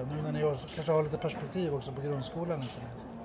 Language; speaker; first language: Swedish; native; Swedish